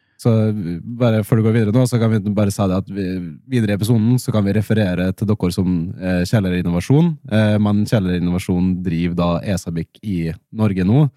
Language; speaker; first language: Norwegian; native; Norwegian